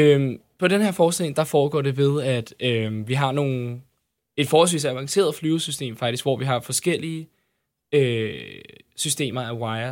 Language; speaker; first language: Danish; native; Danish